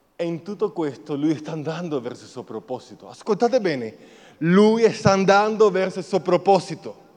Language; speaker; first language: Italian; non-native, fluent; Spanish